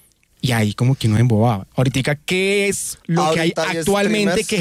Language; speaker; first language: Spanish; native; Spanish